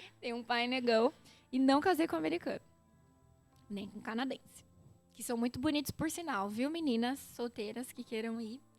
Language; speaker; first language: Portuguese; native; Portuguese